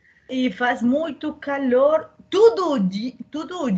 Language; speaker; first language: Portuguese; non-native, learner; Spanish